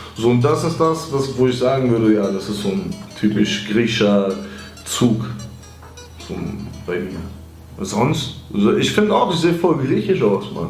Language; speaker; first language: German; early bilingual, other home language; Greek